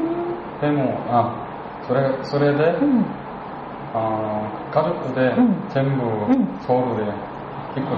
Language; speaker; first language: Japanese; non-native, learner; Korean